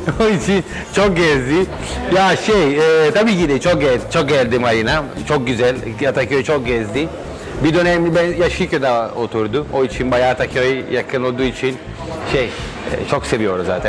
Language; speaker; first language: Turkish; non-native, learner; Italian